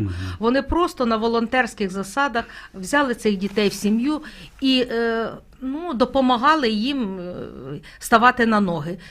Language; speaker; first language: Ukrainian; native; Ukrainian